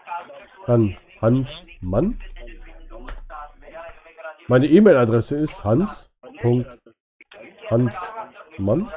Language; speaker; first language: German; native; German